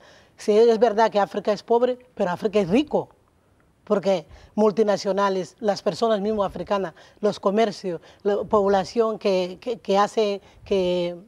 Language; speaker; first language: Spanish; non-native, learner; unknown